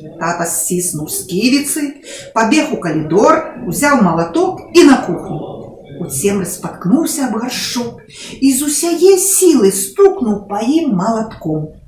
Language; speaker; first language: Belarusian; non-native, local second language; Russian